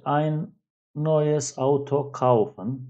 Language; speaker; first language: German; non-native, fluent; Turkish